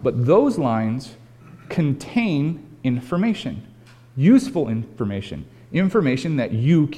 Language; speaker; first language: English; native; English